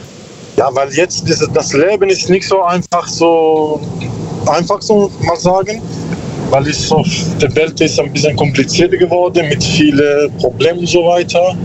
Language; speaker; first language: German; non-native, learner; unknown